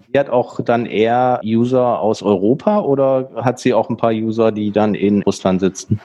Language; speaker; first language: German; native; German